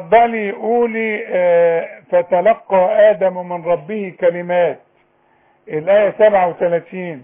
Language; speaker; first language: Arabic; native; Arabic